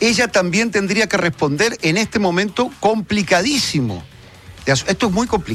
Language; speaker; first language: Spanish; native; Spanish